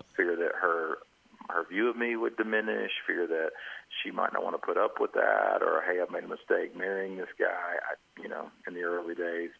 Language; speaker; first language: English; native; English